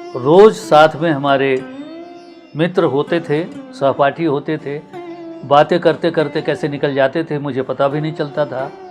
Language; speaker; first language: Hindi; non-native, local second language; Marathi